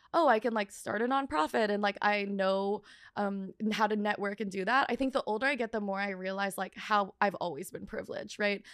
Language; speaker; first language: English; native; English